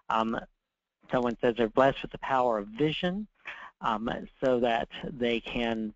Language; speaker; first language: English; native; English